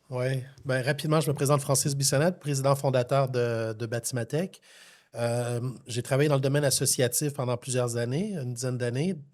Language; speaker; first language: French; native; French